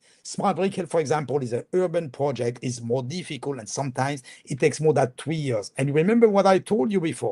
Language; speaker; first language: English; non-native, fluent; French